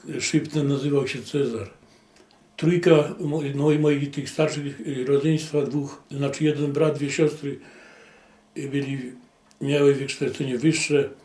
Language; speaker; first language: Polish; native; Polish